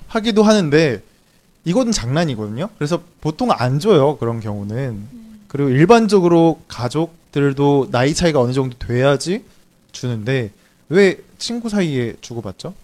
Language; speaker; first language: Korean; native; Korean